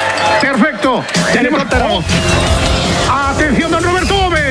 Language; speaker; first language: Spanish; native; Spanish